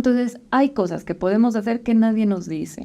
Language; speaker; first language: Spanish; native; Spanish